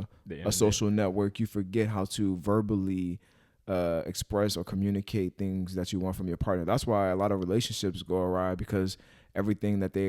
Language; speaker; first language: English; native; English